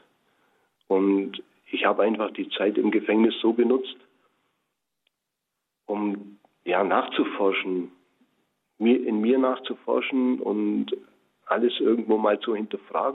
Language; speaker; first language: German; native; German